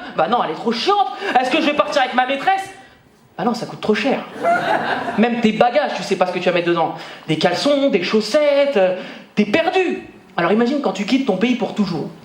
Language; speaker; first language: French; native; French